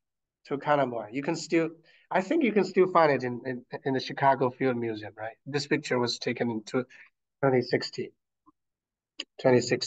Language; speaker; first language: English; non-native, fluent; Chinese